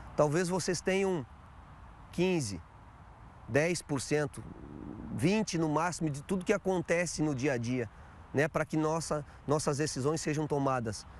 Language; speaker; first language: Portuguese; native; Portuguese